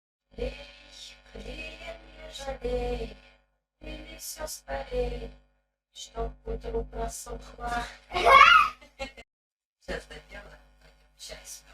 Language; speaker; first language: Russian; native; Russian